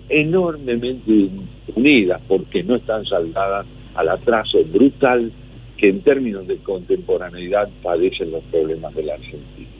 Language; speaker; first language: Spanish; native; Spanish